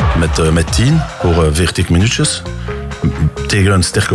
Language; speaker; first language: Dutch; non-native, local second language; French